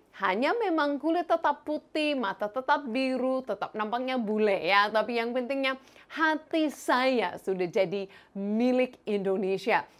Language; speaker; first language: Indonesian; non-native, fluent; English